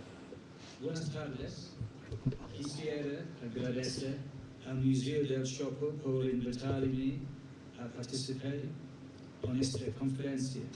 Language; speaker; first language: Spanish; non-native, learner; English